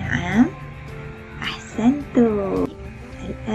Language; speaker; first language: Arabic; non-native, fluent; Malay